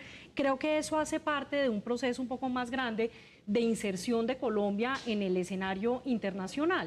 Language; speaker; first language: Spanish; native; Spanish